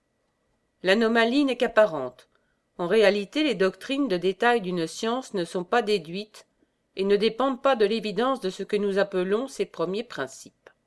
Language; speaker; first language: French; native; French